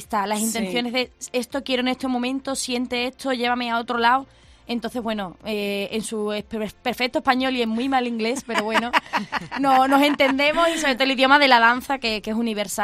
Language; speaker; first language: Spanish; native; Spanish